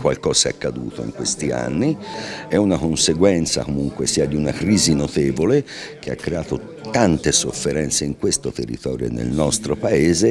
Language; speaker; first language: Italian; native; Italian